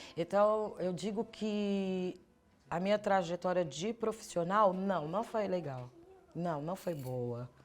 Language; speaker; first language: Portuguese; native; Portuguese